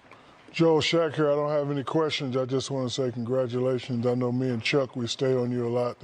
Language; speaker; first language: English; native; English